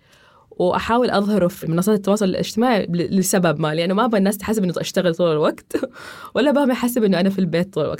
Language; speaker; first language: Arabic; native; Arabic